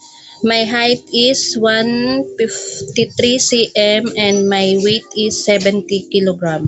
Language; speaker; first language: English; non-native, local second language; Filipino